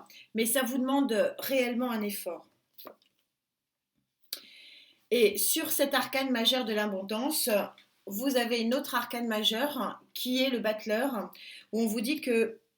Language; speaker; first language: French; native; French